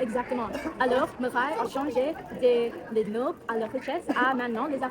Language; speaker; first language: French; non-native, learner; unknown